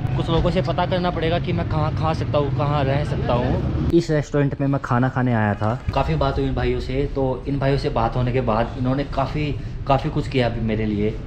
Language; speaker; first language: Hindi; native; Hindi